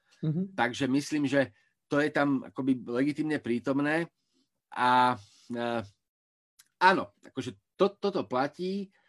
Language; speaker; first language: Slovak; native; Slovak